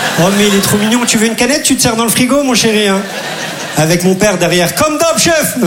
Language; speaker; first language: French; early bilingual, other home language; Turkish